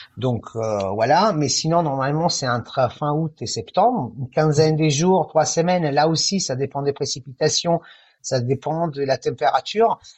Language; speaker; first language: French; non-native, fluent; Italian